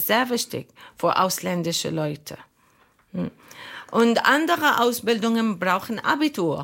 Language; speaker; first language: German; non-native, learner; Arabic